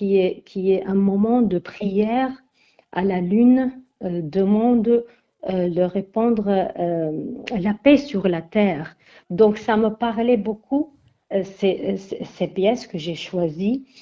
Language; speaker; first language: French; non-native, fluent; Armenian